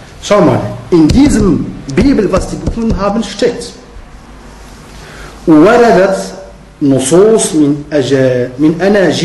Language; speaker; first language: German; non-native, fluent; Arabic